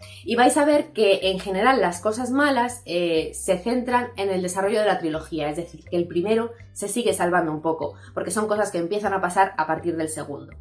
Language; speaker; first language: Spanish; native; Spanish